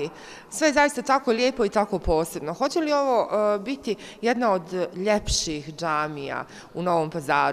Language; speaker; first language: Croatian; native; Croatian